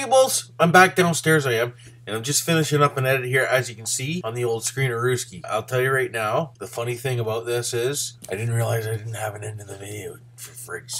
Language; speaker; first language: English; native; English